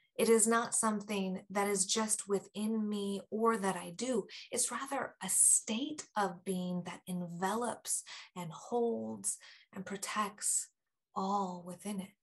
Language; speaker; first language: English; native; English